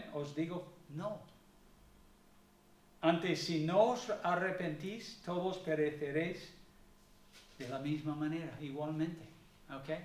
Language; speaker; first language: Spanish; non-native, fluent; English